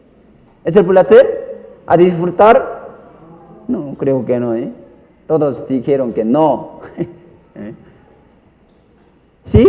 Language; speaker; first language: Spanish; non-native, learner; Korean